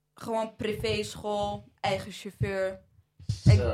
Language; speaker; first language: Dutch; early bilingual, other home language; Arabic